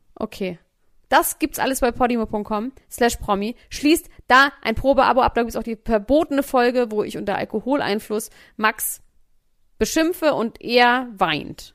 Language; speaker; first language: German; native; German